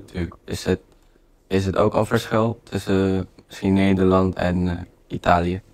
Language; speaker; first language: Dutch; non-native, fluent; Indonesian